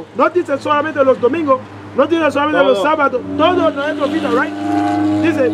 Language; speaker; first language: Spanish; non-native, learner; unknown